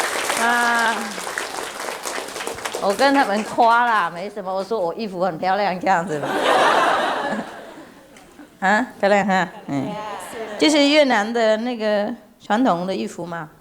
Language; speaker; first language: Chinese; non-native, fluent; Vietnamese